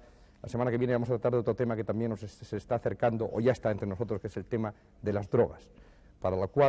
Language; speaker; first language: Spanish; native; Spanish